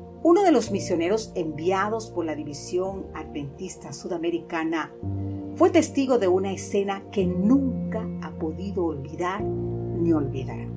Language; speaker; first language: Spanish; native; Spanish